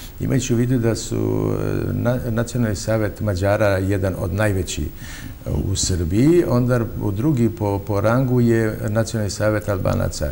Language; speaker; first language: Bosnian; non-native, local second language; Albanian